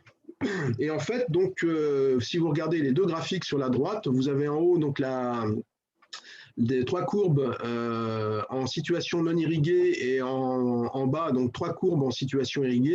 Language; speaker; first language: French; native; French